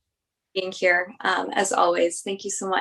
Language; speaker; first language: English; native; English